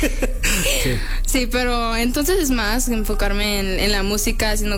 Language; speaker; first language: Spanish; early bilingual, heritage; Spanish